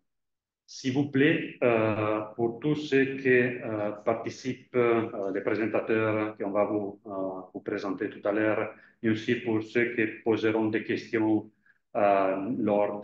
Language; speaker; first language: French; non-native, fluent; Italian